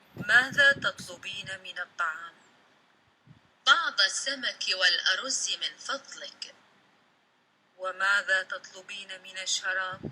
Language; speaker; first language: Arabic; non-native, learner; Indonesian